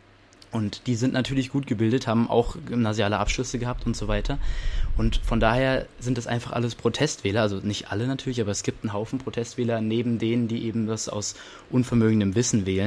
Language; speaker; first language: German; native; German